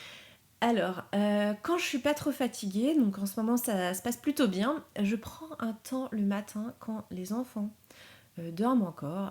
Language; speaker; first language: French; native; French